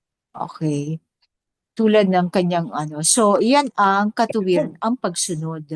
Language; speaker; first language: Filipino; native; Filipino